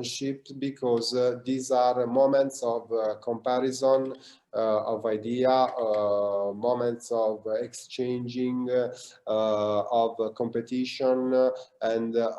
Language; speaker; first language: English; non-native, learner; Italian